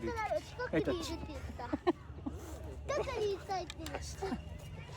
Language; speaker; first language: Japanese; early bilingual, other home language; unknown